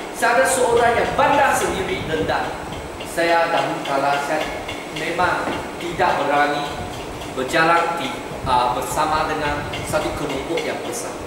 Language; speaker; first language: Malay; non-native, local second language; Chinese